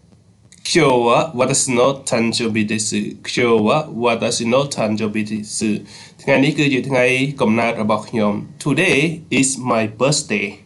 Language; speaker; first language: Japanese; non-native, fluent; Khmer